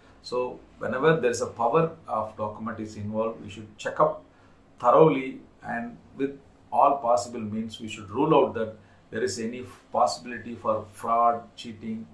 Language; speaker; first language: English; non-native, local second language; Tamil